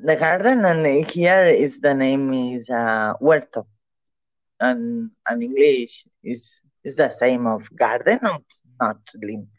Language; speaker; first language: English; non-native, learner; Catalan